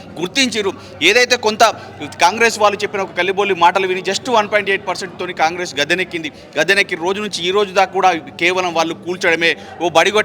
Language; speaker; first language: Telugu; native; Telugu